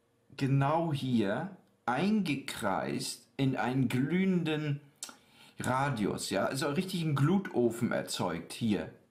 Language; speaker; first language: German; native; German